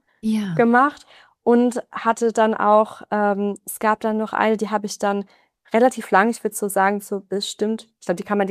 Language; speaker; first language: German; native; German